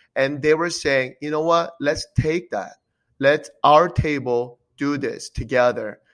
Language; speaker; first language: English; early bilingual, other home language; Korean